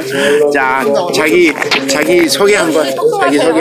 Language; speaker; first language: Korean; native; Korean